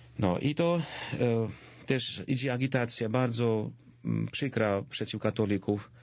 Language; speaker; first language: Polish; non-native, fluent; Georgian